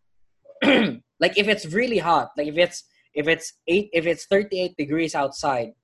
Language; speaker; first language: English; non-native, local second language; Filipino